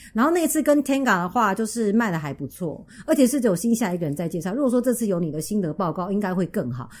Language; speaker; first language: Chinese; native; Chinese